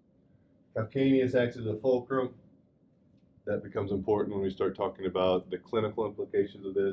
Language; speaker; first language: English; native; English